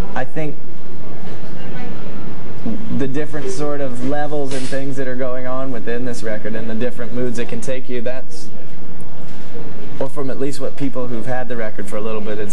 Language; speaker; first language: English; native; English